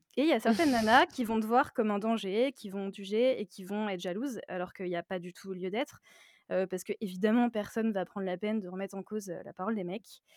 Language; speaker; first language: French; native; French